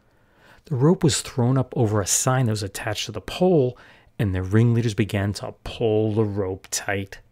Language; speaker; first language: English; native; English